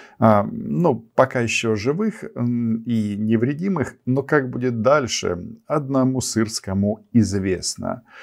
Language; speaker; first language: Russian; non-native, local second language; Ukrainian